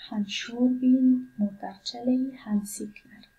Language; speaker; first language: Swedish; non-native, fluent; Pashto